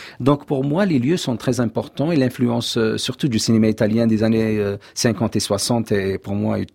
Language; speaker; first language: French; non-native, local second language; Kabyle